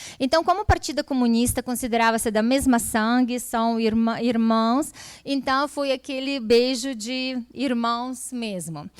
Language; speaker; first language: Portuguese; non-native, fluent; Russian